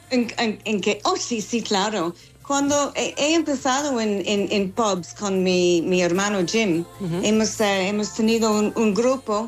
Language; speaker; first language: Spanish; non-native, fluent; English